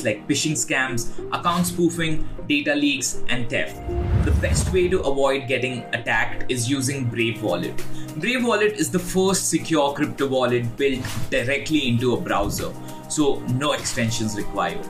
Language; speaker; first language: English; non-native, local second language; Hindi